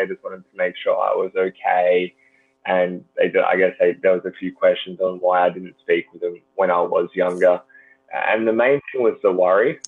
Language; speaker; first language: English; native; English